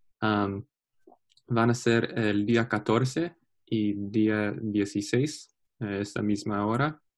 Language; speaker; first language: Spanish; non-native, learner; English